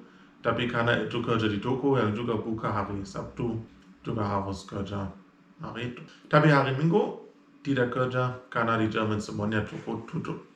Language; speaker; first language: Indonesian; non-native, fluent; German